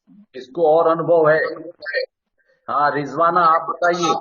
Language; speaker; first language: Hindi; native; Hindi